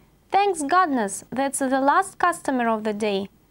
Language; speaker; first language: English; non-native, fluent; Russian